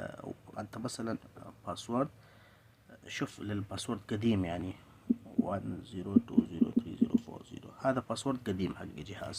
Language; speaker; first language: Arabic; non-native, learner; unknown